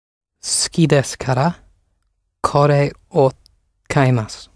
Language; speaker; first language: Japanese; non-native, learner; English